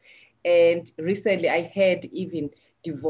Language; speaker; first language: English; non-native, local second language; Xhosa